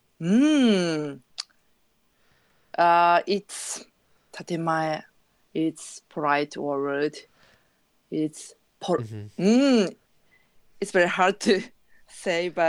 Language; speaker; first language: English; non-native, learner; Japanese